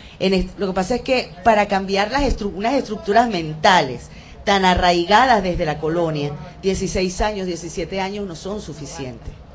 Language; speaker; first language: Spanish; native; Spanish